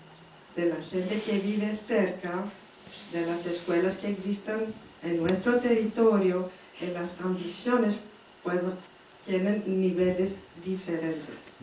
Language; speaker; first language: Spanish; non-native, fluent; French